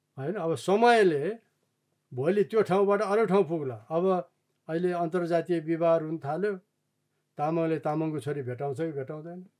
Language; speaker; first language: Nepali; non-native, local second language; Eastern Tamang